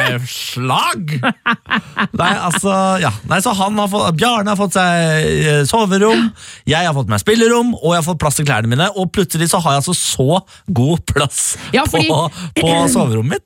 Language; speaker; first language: Norwegian; native; Norwegian